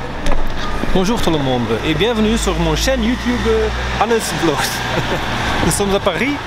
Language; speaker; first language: French; non-native, learner; Dutch